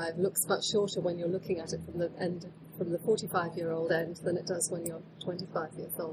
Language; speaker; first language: English; native; English